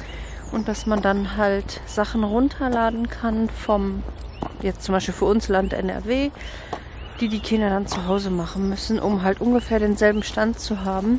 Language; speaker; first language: German; native; German